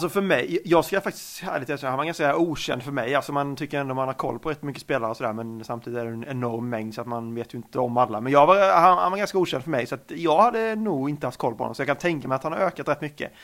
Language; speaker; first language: Swedish; native; Swedish